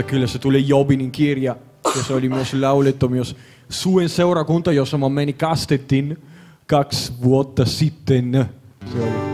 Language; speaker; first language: Finnish; non-native, learner; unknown